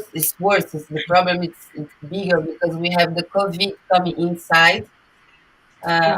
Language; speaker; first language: English; non-native, learner; Portuguese